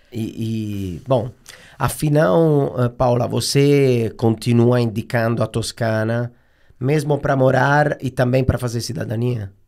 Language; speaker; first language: Portuguese; non-native, fluent; Italian